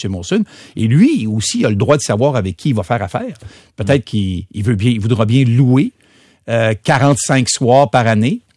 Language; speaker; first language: French; native; French